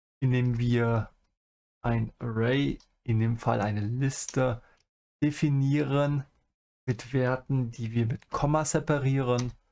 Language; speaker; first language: German; native; German